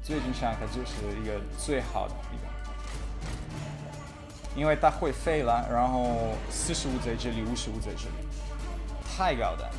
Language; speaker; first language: Chinese; non-native, learner; Russian